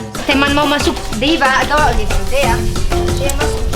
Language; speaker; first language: Indonesian; non-native, learner; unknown